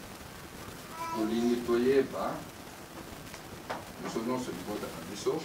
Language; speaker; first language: Lingala; native; Lingala